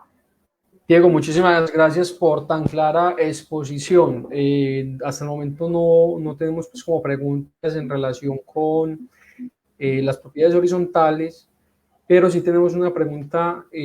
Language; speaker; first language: Spanish; native; Spanish